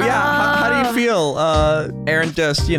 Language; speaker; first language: English; native; English